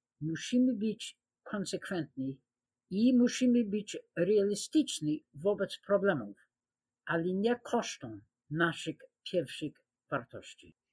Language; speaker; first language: Polish; non-native, fluent; English